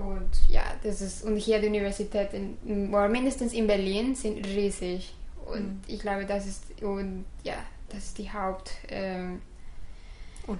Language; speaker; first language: German; non-native, fluent; Spanish